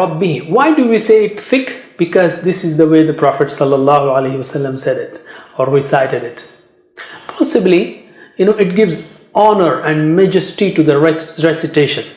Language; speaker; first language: English; non-native, fluent; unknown